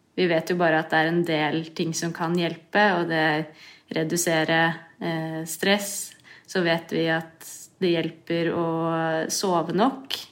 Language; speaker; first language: Norwegian; native; Norwegian